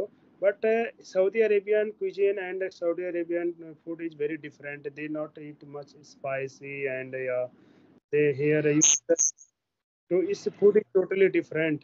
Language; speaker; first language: English; non-native, learner; Hindi